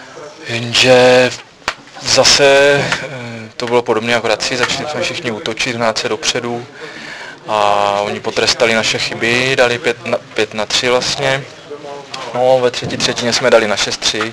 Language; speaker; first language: Czech; native; Czech